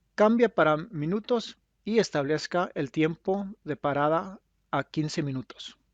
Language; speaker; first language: Spanish; non-native, fluent; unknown